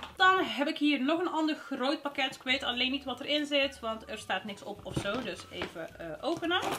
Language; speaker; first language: Dutch; early bilingual, other home language; Arabic